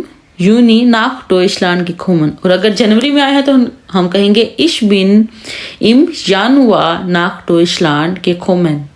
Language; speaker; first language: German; non-native, fluent; Urdu